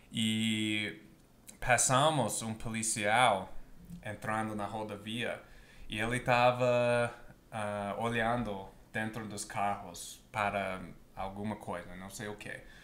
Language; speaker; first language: Portuguese; non-native, fluent; English